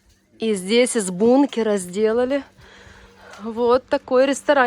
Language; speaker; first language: Russian; native; Russian